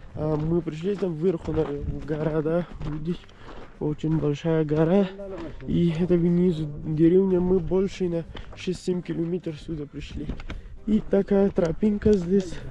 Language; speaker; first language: Russian; non-native, learner; Persian